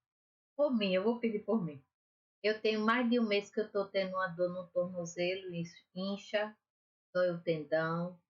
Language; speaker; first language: Portuguese; native; Portuguese